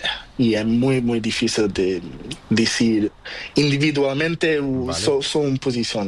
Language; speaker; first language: Spanish; non-native, learner; Portuguese